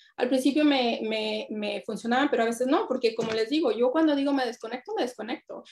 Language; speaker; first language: Spanish; native; Spanish